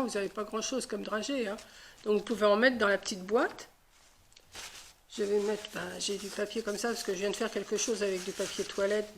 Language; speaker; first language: French; native; French